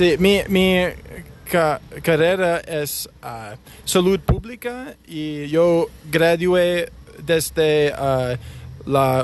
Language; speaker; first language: Spanish; non-native, learner; English